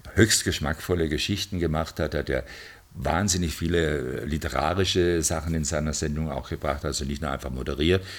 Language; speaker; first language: German; native; German